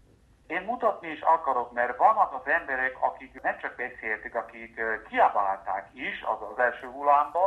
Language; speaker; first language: Hungarian; non-native, fluent; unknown